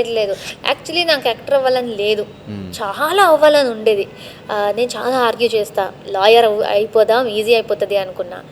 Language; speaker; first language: Telugu; non-native, local second language; Tamil